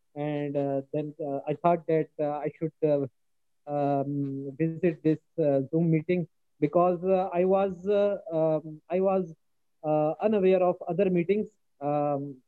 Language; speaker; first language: English; non-native, local second language; Urdu